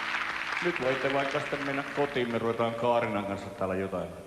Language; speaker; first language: Finnish; native; Finnish